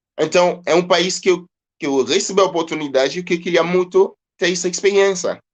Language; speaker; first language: Portuguese; non-native, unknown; Haitian Creole